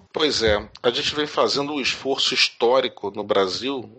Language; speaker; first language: Portuguese; native; Portuguese